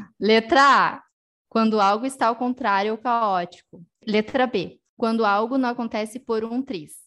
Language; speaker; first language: Portuguese; native; Portuguese